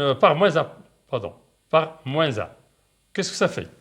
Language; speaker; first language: French; non-native, local second language; Arabic